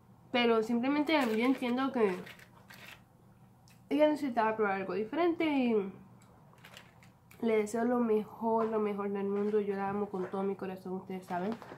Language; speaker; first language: Spanish; native; Spanish